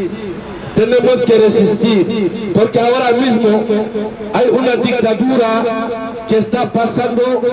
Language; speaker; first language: Spanish; non-native, fluent; Wolof